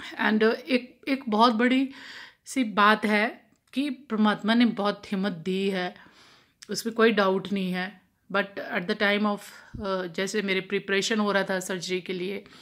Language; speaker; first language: Hindi; non-native, local second language; Punjabi